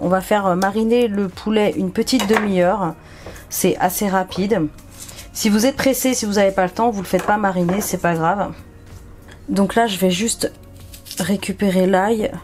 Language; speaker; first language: French; native; French